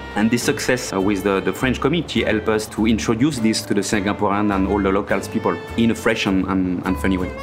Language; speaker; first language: English; non-native, fluent; French